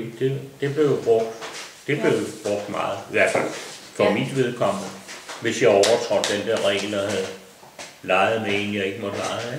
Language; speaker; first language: Danish; native; Danish